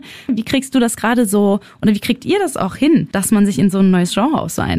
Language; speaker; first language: German; native; German